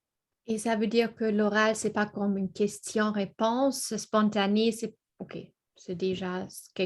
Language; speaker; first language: French; non-native, learner; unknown